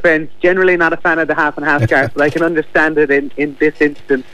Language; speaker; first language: English; native; English